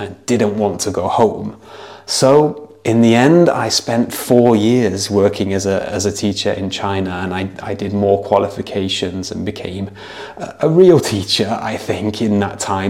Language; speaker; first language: English; native; English